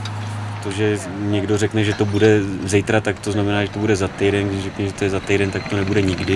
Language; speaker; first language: Czech; native; Czech